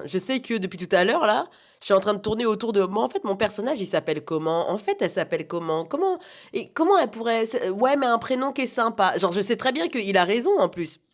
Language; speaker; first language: French; native; French